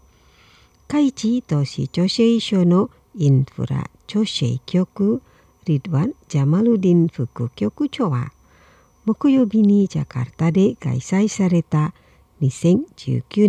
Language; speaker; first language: Japanese; non-native, fluent; Indonesian